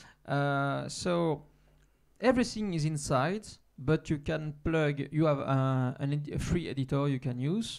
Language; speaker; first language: English; non-native, fluent; French